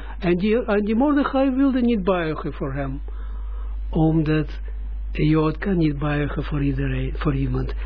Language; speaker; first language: Dutch; non-native, fluent; Russian